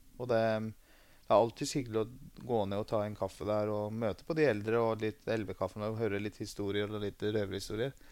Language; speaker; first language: Norwegian; early bilingual, other home language; Persian